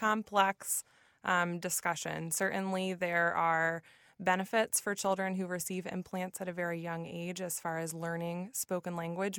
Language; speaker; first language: English; native; English